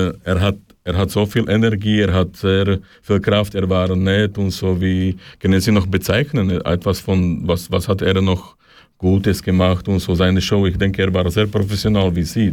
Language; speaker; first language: German; non-native, learner; Slovak